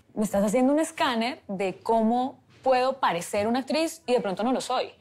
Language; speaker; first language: Spanish; native; Spanish